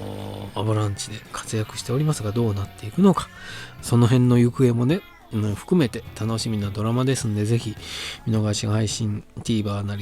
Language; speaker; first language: Japanese; native; Japanese